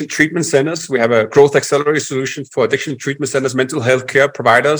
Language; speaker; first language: English; non-native, fluent; Danish